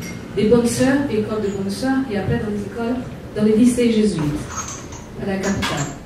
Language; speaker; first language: French; non-native, fluent; Portuguese